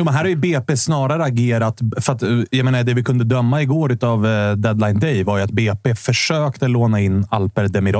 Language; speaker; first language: Swedish; native; Swedish